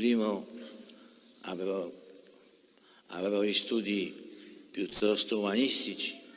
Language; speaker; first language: Italian; non-native, fluent; Polish